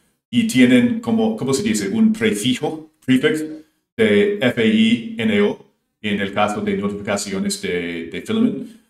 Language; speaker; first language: Spanish; non-native, fluent; English